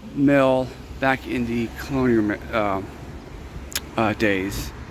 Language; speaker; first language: English; native; English